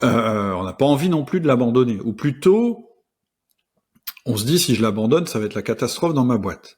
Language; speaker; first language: French; native; French